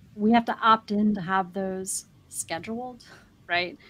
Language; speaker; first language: English; native; English